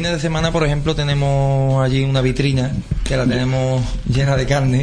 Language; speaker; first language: Spanish; native; Spanish